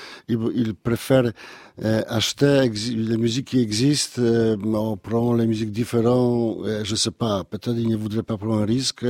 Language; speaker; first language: French; non-native, learner; Polish